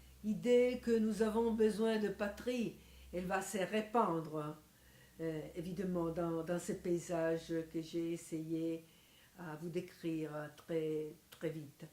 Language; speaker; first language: French; non-native, fluent; Italian